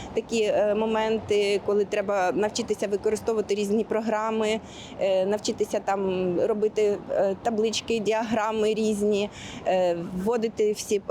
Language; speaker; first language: Ukrainian; native; Ukrainian